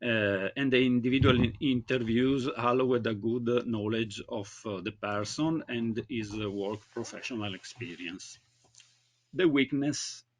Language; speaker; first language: English; non-native, learner; Italian